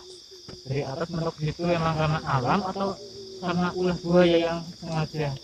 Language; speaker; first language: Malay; non-native, local second language; Javanese